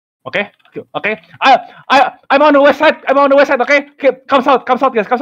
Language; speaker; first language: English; non-native, learner; Indonesian